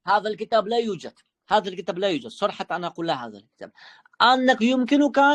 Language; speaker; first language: Arabic; non-native, fluent; Uzbek